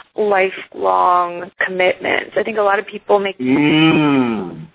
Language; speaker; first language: English; early bilingual, other home language; Icelandic